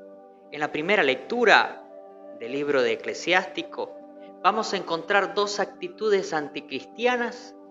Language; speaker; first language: Spanish; native; Spanish